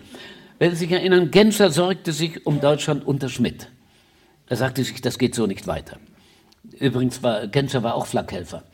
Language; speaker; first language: German; native; German